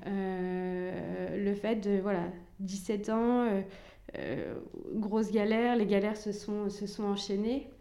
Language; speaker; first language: French; early bilingual, other home language; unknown